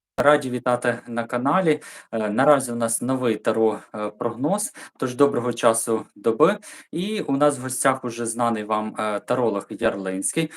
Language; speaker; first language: Ukrainian; native; Ukrainian